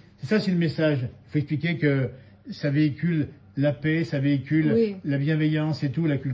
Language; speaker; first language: French; native; French